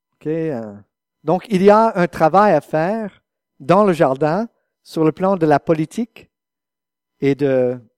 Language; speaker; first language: French; non-native, fluent; English